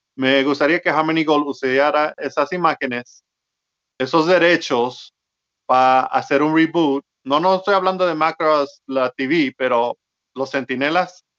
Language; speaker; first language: Spanish; early bilingual, heritage; Spanish